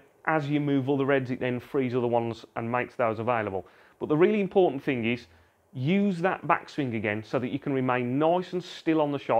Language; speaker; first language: English; native; English